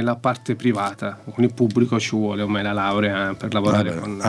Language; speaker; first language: Italian; native; Italian